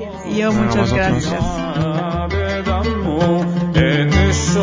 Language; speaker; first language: Spanish; native; Spanish